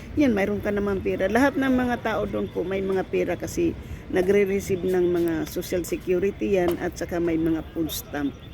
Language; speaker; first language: Filipino; non-native, local second language; Cebuano